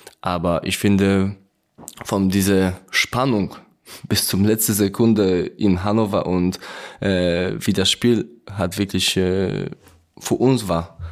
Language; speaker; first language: German; non-native, learner; Polish